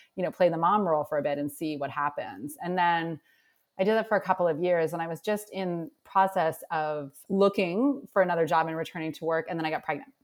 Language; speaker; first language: English; native; English